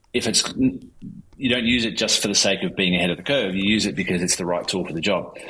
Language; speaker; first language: English; native; English